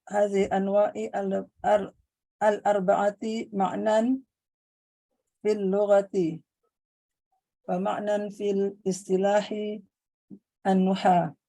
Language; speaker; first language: Arabic; non-native, learner; Indonesian